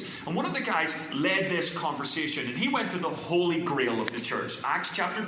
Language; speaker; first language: English; native; English